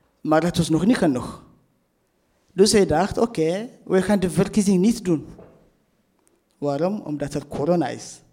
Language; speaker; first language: Dutch; non-native, fluent; Tigrinya